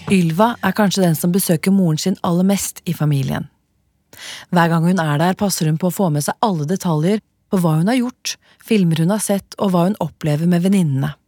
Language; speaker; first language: Norwegian; native; Norwegian